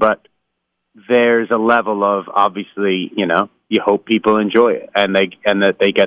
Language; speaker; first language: English; native; English